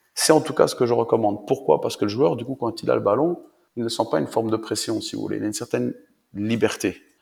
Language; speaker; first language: French; native; French